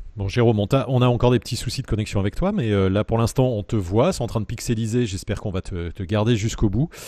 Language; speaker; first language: French; native; French